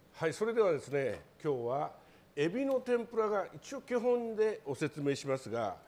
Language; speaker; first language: Japanese; native; Japanese